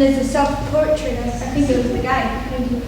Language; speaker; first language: English; native; English